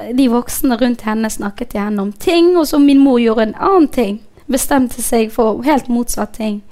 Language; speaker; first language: Norwegian; non-native, fluent; Somali